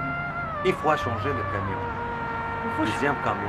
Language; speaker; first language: French; non-native, learner; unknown